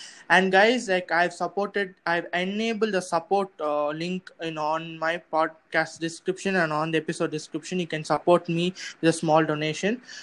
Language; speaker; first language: English; non-native, local second language; Tamil